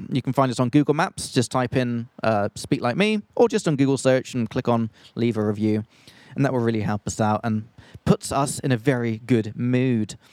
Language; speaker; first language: English; native; English